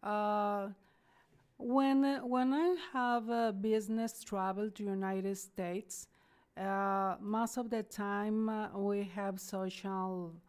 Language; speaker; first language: English; non-native, learner; Spanish